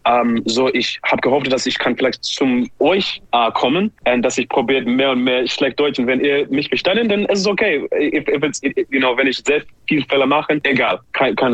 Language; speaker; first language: German; non-native, learner; English